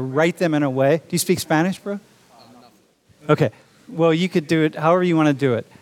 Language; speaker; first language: English; native; English